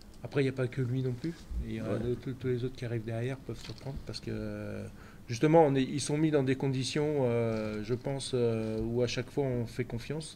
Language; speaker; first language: French; native; French